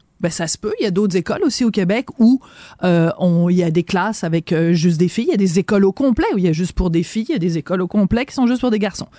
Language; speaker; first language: French; native; French